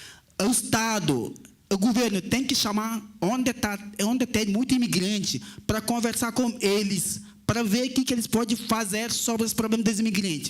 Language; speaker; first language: Portuguese; non-native, learner; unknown